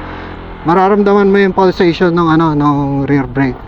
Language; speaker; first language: Filipino; native; Filipino